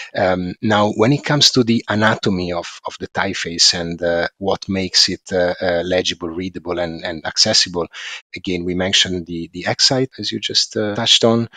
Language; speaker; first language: English; non-native, fluent; Italian